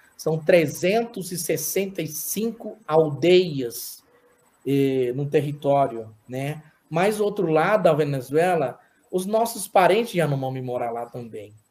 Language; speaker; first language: Portuguese; non-native, local second language; Yanomámi